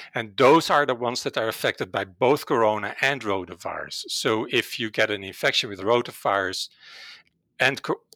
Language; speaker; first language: English; non-native, fluent; Dutch